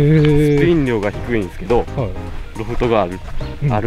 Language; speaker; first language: Japanese; native; Japanese